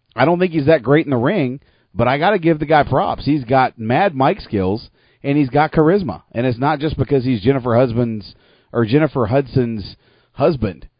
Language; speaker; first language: English; native; English